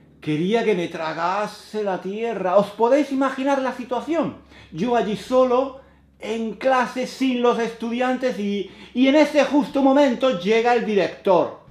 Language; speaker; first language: Spanish; native; Spanish